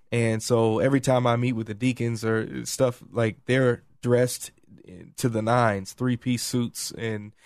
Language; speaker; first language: English; native; English